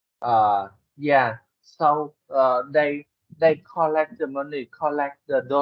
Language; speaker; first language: English; non-native, learner; Vietnamese